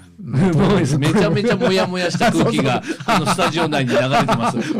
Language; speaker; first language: Japanese; native; Japanese